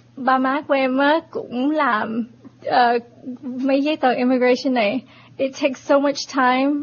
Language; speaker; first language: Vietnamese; early bilingual, heritage; Vietnamese